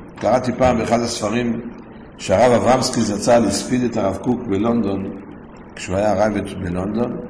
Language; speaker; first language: Hebrew; native; Hebrew